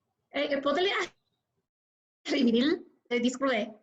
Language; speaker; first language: Spanish; non-native, learner; Chinese